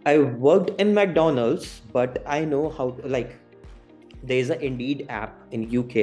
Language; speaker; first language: English; non-native, local second language; Hindi